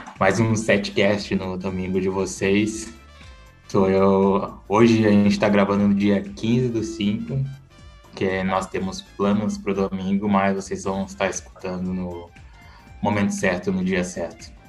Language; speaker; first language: Portuguese; native; Portuguese